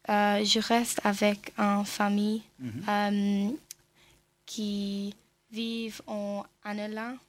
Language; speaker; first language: French; non-native, learner; English